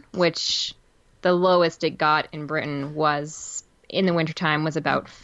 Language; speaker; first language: English; native; English